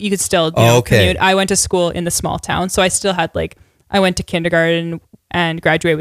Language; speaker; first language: English; native; English